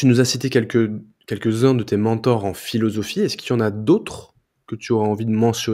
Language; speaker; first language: French; native; French